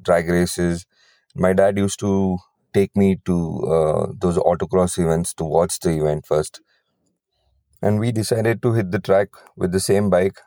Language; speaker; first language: English; non-native, local second language; Kannada